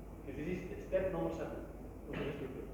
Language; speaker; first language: Indonesian; non-native, learner; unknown